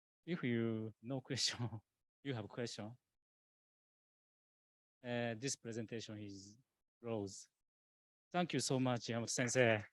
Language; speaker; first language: English; non-native, learner; Japanese